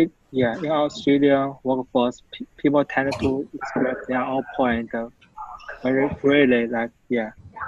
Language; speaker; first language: English; non-native, fluent; Chinese